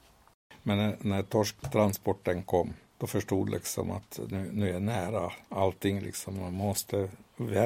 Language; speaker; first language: Swedish; non-native, fluent; Hungarian